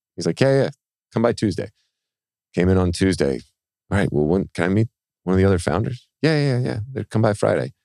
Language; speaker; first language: English; native; English